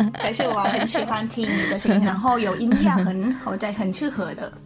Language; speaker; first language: Chinese; non-native, learner; Thai